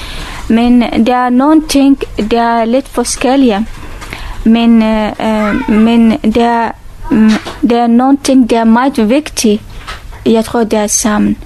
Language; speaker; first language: Danish; non-native, learner; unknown